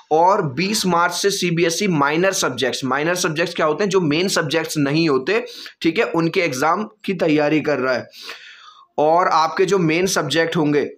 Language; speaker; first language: Hindi; native; Hindi